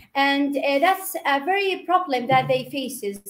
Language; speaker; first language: English; non-native, fluent; Arabic